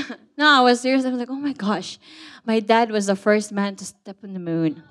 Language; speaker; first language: English; non-native, local second language; Cebuano